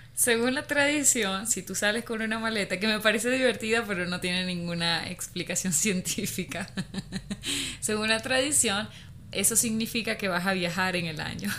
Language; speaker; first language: Spanish; native; Spanish